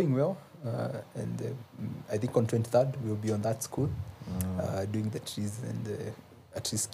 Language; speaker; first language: English; non-native, local second language; Kikuyu